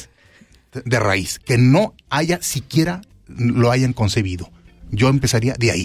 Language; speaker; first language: Spanish; native; Spanish